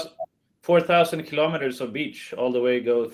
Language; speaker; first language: English; non-native, fluent; Swedish